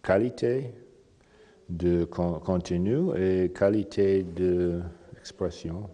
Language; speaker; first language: French; non-native, fluent; English